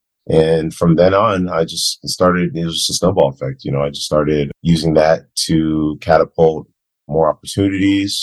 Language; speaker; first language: English; non-native, local second language; Akan